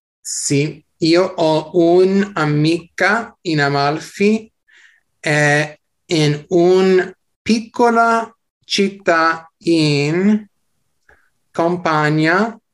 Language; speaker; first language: Italian; non-native, learner; English